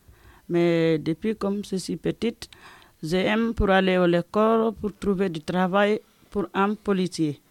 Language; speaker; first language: French; non-native, learner; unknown